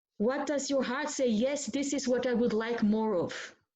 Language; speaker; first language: English; non-native, fluent; Dutch